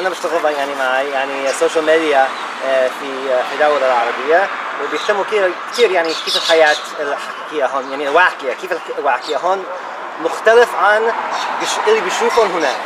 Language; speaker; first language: Arabic; non-native, learner; English